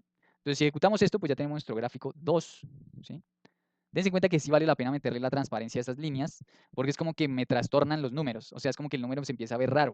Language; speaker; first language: Spanish; native; Spanish